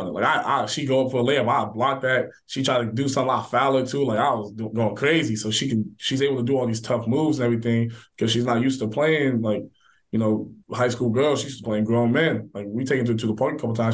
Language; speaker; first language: English; native; English